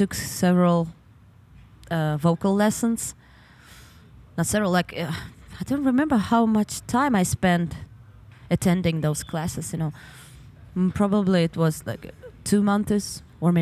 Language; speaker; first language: English; non-native, fluent; Ukrainian